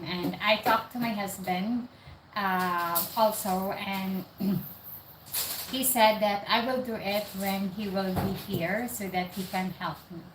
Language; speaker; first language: English; non-native, local second language; Cebuano